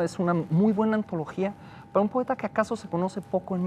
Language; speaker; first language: Spanish; native; Spanish